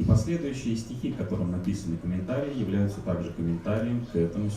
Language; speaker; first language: Russian; native; Russian